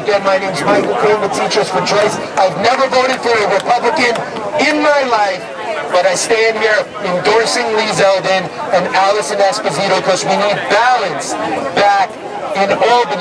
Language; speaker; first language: English; native; English